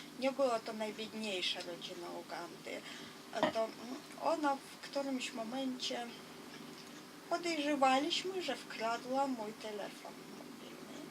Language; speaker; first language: Polish; non-native, fluent; Russian